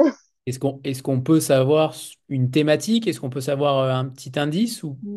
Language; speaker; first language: French; native; French